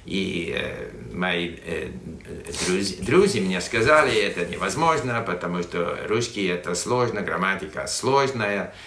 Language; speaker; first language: Russian; non-native, fluent; English